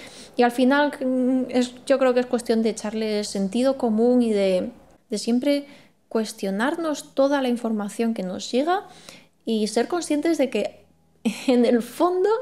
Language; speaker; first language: Spanish; native; Spanish